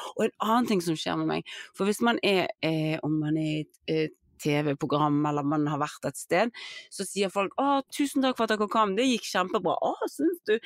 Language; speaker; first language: Norwegian; native; Norwegian